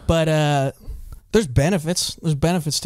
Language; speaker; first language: English; native; English